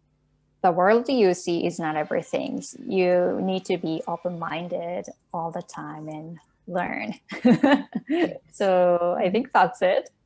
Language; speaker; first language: English; non-native, fluent; Japanese